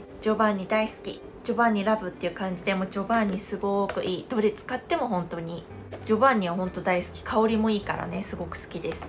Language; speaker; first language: Japanese; non-native, fluent; Korean